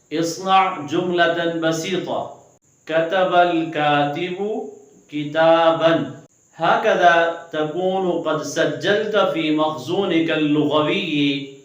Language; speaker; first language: Arabic; non-native, fluent; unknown